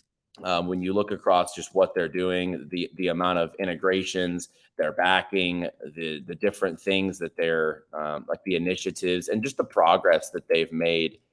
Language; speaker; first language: English; native; English